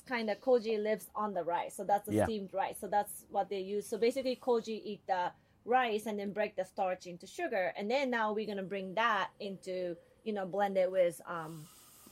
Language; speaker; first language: English; non-native, fluent; Japanese